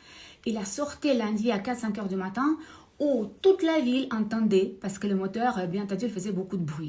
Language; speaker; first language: French; non-native, fluent; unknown